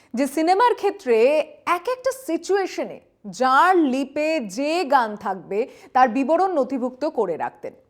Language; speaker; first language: Bangla; native; Bangla